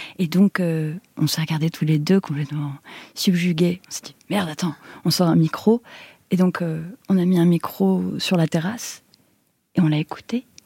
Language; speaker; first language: French; native; French